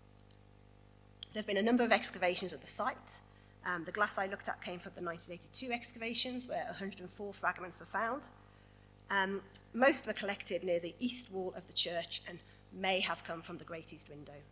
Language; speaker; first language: English; native; English